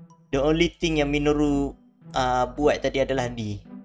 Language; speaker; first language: Malay; native; Malay